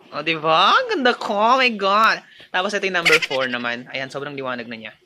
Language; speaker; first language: Filipino; native; Filipino